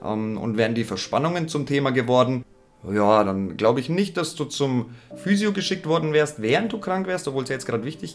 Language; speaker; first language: German; native; German